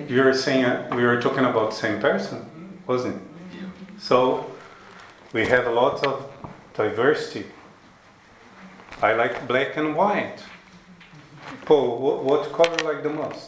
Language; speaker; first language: English; non-native, learner; Portuguese